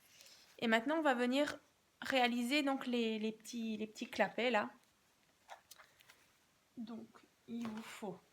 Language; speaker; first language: French; native; French